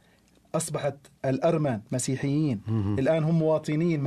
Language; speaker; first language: Arabic; native; Arabic